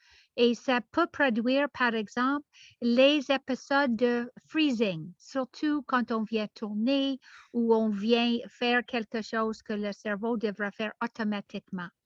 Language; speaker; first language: French; non-native, learner; English